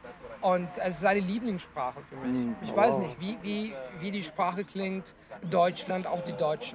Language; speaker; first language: German; non-native, fluent; Italian